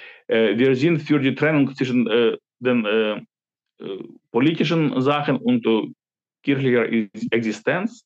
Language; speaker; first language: German; non-native, fluent; Ukrainian